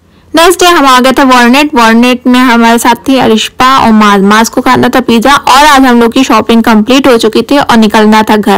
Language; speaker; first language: Hindi; native; Hindi